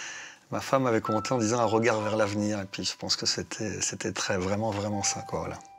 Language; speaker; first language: French; native; French